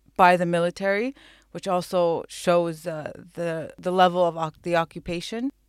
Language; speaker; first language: English; non-native, fluent; Arabic